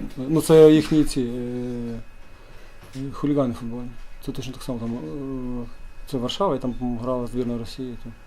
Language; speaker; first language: Ukrainian; native; Ukrainian